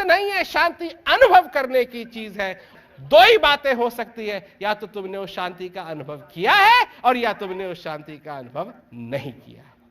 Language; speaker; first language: Hindi; native; Hindi